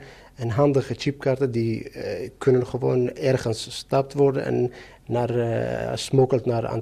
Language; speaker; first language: Dutch; non-native, fluent; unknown